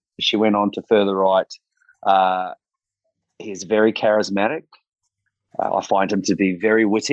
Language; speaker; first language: English; native; English